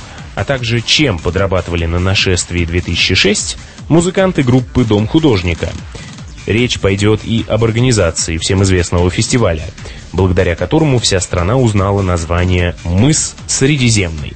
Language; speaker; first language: Russian; native; Russian